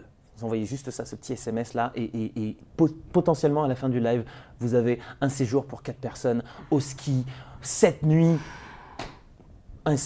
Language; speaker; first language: French; native; French